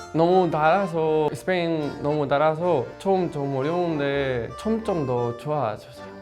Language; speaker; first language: Korean; non-native, learner; Spanish